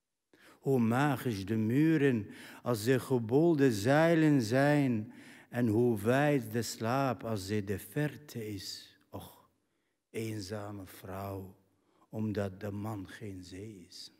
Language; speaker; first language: Dutch; non-native, fluent; Arabic